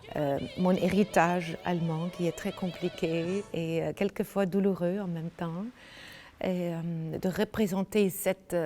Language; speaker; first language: French; non-native, fluent; German